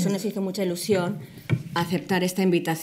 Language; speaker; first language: Spanish; native; Spanish